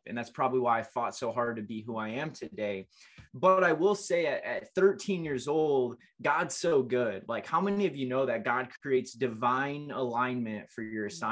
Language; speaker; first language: English; native; English